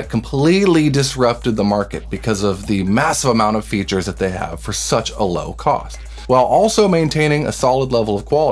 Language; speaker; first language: English; native; English